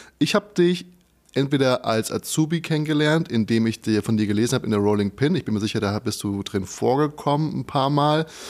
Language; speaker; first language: German; native; German